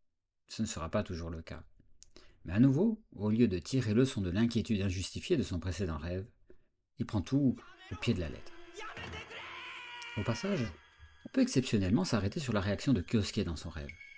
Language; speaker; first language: French; native; French